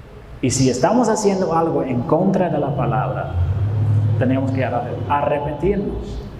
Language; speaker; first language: Spanish; non-native, fluent; Dutch